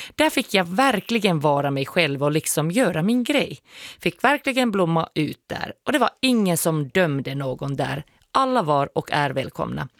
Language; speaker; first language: Swedish; native; Swedish